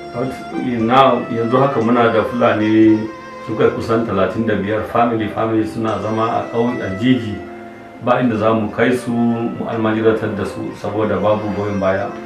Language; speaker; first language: Hausa; non-native, local second language; Fula